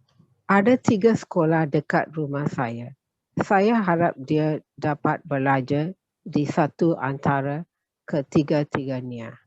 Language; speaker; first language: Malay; non-native, learner; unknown